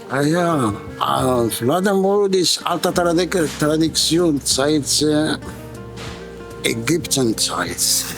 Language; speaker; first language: German; non-native, learner; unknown